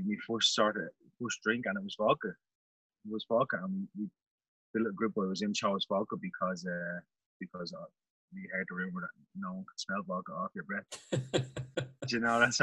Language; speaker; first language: English; native; English